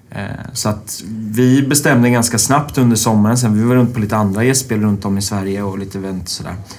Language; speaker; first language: Swedish; native; Swedish